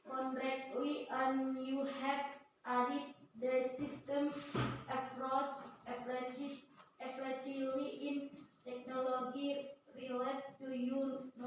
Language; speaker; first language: English; non-native, learner; Indonesian